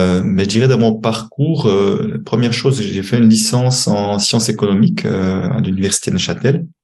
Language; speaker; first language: French; native; French